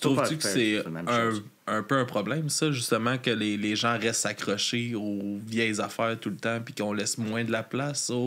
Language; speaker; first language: French; native; French